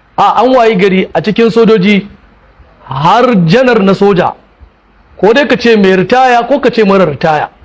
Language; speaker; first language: Hausa; native; Hausa